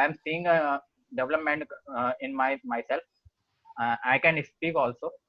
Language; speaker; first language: English; non-native, local second language; Hindi